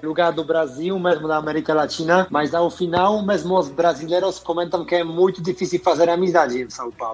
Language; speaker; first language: Portuguese; non-native, fluent; Polish